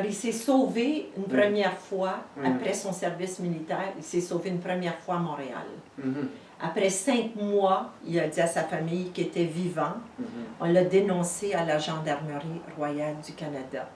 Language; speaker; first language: French; native; French